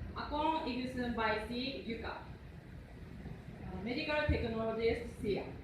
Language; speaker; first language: Cebuano; non-native, learner; Japanese